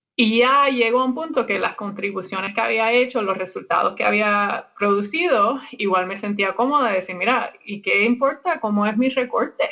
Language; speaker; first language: Spanish; non-native, fluent; English